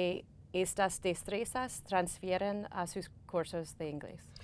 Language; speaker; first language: Spanish; non-native, fluent; English